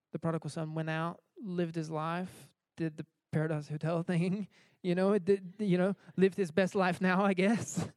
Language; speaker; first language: English; native; English